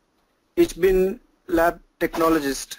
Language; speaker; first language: German; non-native, learner; Tamil